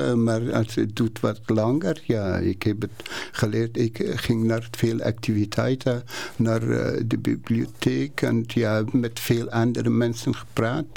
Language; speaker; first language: Dutch; non-native, learner; Persian